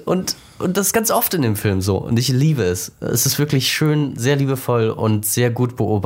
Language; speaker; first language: German; native; German